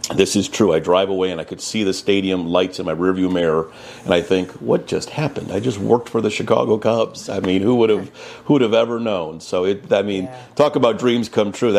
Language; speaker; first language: English; native; English